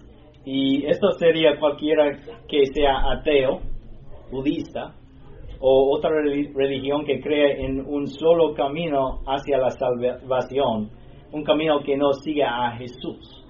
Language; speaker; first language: Spanish; non-native, fluent; English